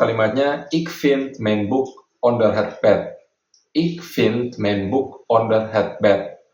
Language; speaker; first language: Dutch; non-native, fluent; Indonesian